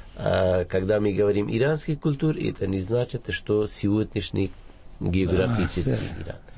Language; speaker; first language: Russian; non-native, fluent; Persian